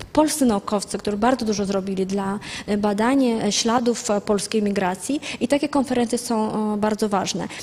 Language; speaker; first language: Polish; non-native, fluent; Azerbaijani